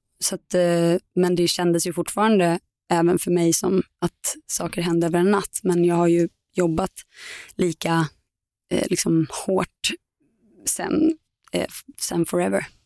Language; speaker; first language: Swedish; native; Swedish